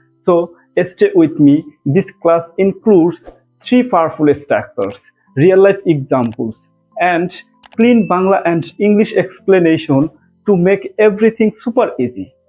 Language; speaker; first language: English; non-native, local second language; Bangla